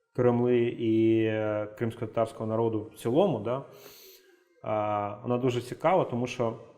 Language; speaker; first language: Ukrainian; native; Ukrainian